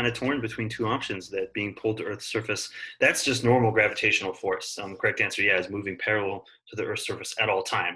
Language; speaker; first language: English; native; English